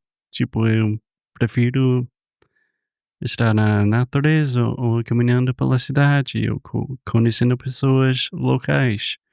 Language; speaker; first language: Portuguese; non-native, fluent; English